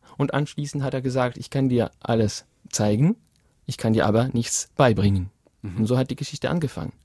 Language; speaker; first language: German; non-native, fluent; French